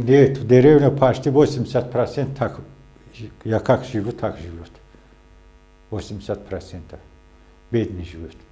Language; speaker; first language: Russian; non-native, local second language; Azerbaijani